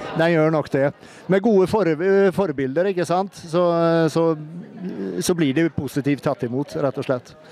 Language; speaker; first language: Norwegian; native; Norwegian